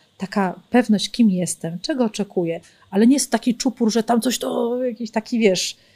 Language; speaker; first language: Polish; native; Polish